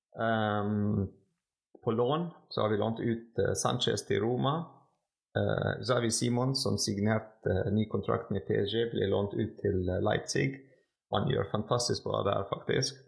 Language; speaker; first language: Norwegian; non-native, fluent; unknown